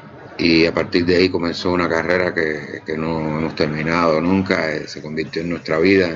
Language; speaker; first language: Spanish; native; Spanish